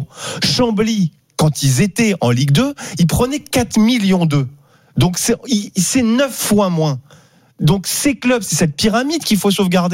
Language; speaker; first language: French; native; French